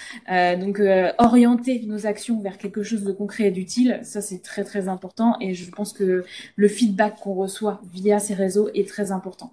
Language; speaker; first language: French; native; French